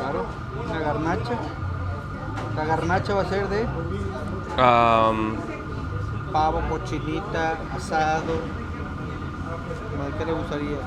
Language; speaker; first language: Spanish; native; Spanish